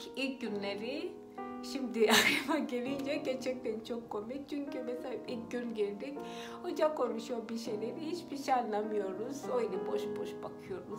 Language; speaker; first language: Turkish; non-native, fluent; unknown